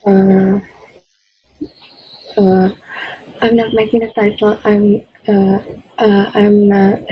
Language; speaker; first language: English; non-native, learner; Indonesian